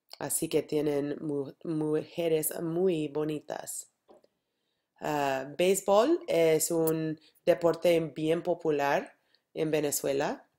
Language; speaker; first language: Spanish; non-native, learner; English